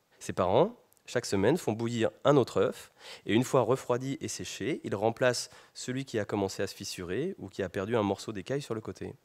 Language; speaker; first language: French; native; French